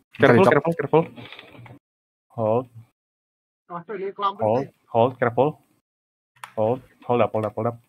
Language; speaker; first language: English; non-native, learner; Indonesian